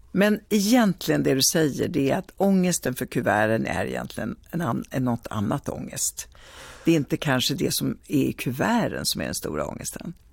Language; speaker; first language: Swedish; early bilingual, other home language; Italian